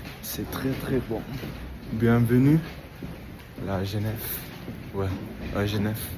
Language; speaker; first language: French; non-native, learner; English